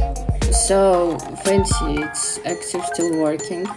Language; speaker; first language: English; non-native, learner; Russian